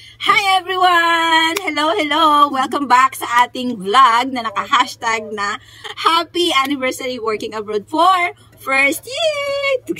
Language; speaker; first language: Filipino; native; Filipino